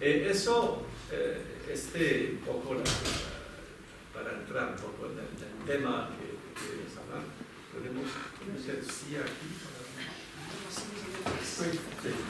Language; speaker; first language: Spanish; non-native, fluent; French